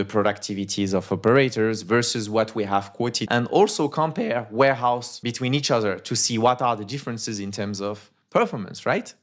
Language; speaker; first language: English; non-native, fluent; French